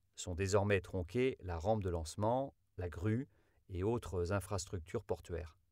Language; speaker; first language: French; native; French